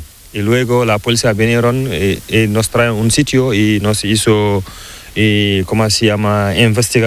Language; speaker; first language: Spanish; non-native, learner; Fula